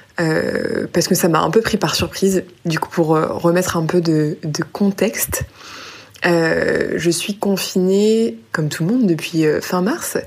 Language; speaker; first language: French; native; French